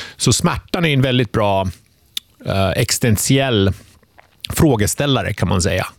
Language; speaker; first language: Swedish; early bilingual, other home language; Finnish